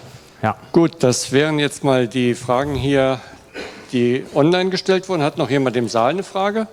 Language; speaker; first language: German; native; German